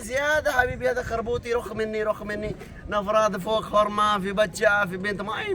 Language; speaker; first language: Arabic; non-native, learner; Punjabi